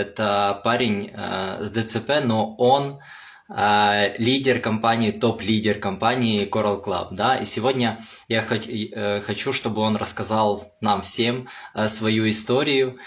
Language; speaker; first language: Russian; native; Russian